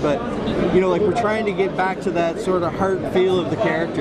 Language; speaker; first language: English; native; English